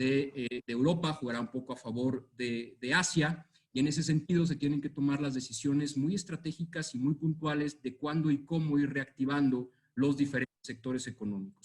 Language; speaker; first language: Spanish; native; Spanish